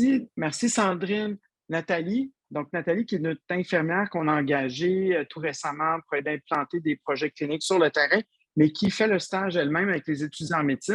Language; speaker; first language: French; native; French